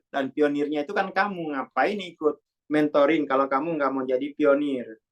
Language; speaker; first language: Indonesian; non-native, local second language; Javanese